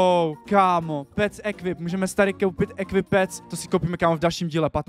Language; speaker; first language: Czech; native; Czech